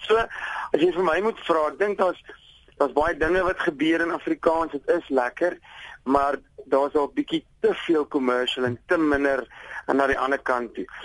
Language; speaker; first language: Afrikaans; native; Afrikaans